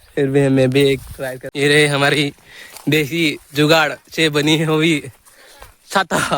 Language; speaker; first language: Hindi; non-native, local second language; Marathi